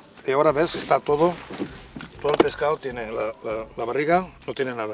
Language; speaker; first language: Spanish; native; Spanish